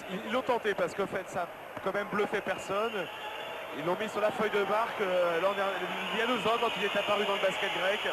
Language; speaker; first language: French; native; French